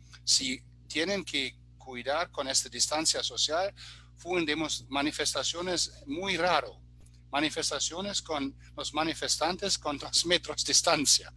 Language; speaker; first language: Spanish; non-native, fluent; German